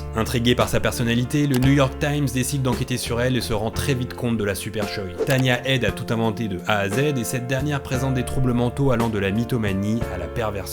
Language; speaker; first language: French; native; French